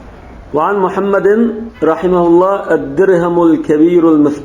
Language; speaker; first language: Arabic; non-native, fluent; Uzbek